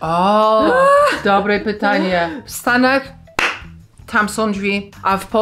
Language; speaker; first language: Polish; non-native, fluent; English